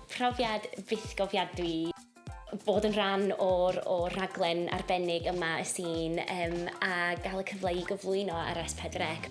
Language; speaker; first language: Welsh; non-native, local second language; English